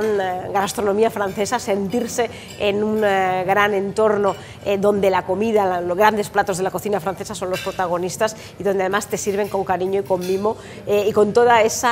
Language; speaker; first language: Spanish; native; Spanish